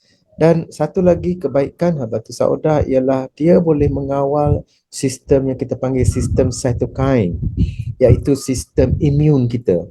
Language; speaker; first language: Malay; native; Malay